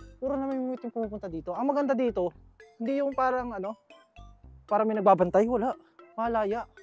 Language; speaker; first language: Filipino; native; Filipino